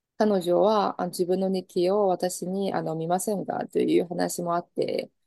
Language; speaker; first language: Japanese; non-native, fluent; Chinese